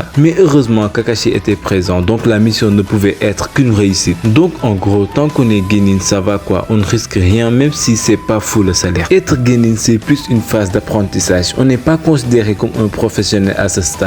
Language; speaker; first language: French; native; French